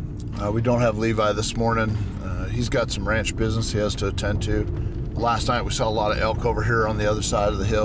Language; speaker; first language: English; native; English